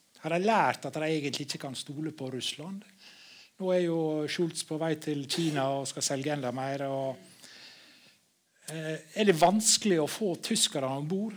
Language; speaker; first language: Norwegian; native; Norwegian